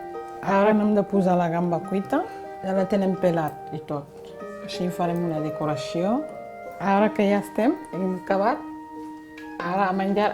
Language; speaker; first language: Catalan; non-native, local second language; Fula